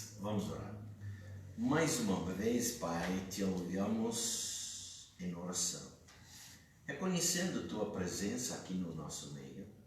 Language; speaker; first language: Portuguese; non-native, fluent; English